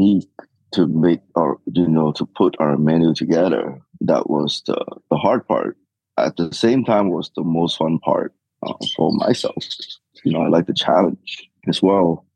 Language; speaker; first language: English; non-native, local second language; Cantonese